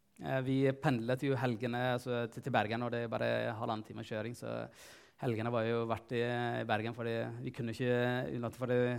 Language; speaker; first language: Norwegian; non-native, fluent; Tigrinya